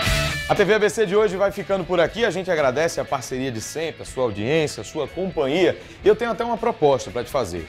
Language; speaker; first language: Portuguese; native; Portuguese